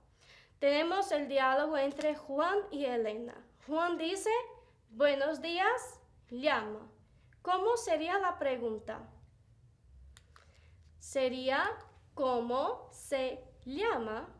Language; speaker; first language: Spanish; non-native, fluent; Portuguese